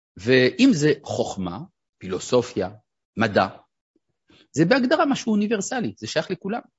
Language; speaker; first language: Hebrew; non-native, fluent; French